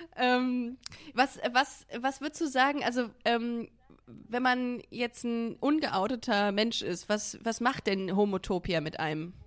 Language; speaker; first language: German; native; German